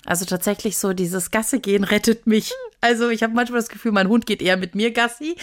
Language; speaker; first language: German; early bilingual, other home language; Turkish